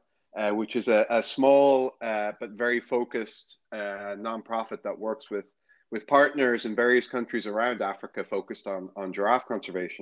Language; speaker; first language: English; native; English